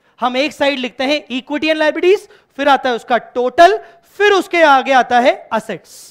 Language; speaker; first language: Hindi; native; Hindi